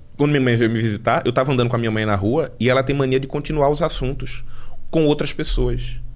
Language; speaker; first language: Portuguese; native; Portuguese